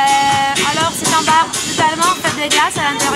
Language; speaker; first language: French; non-native, learner; Spanish